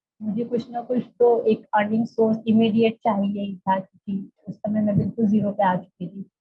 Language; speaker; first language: Hindi; native; Hindi